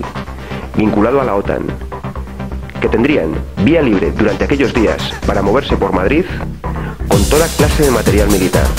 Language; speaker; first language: Spanish; native; Spanish